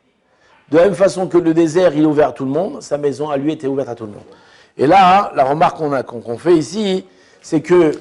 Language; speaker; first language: French; native; French